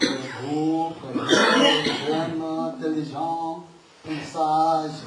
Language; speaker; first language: French; non-native, learner; Tibetan